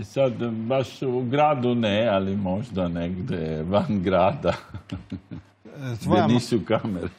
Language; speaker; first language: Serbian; non-native, learner; Italian